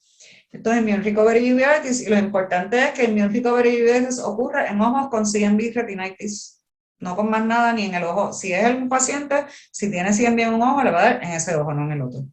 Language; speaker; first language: Spanish; native; Spanish